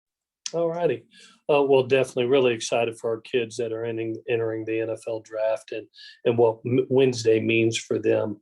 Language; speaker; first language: English; native; English